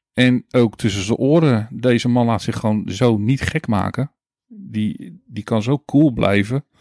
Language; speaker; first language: Dutch; native; Dutch